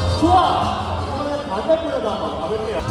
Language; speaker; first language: Korean; native; Korean